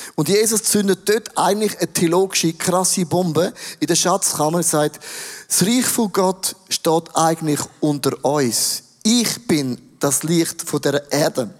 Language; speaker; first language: German; native; German